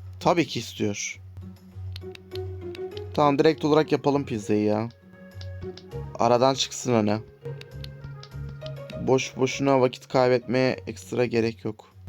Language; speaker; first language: Turkish; native; Turkish